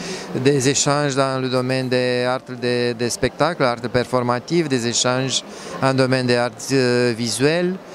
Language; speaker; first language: French; non-native, fluent; Romanian